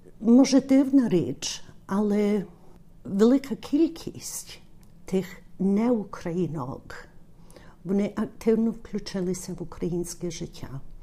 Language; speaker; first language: Ukrainian; early bilingual, heritage; Ukrainian